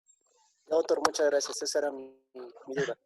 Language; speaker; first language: Spanish; native; Spanish